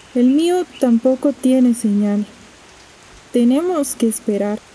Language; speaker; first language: Spanish; native; Spanish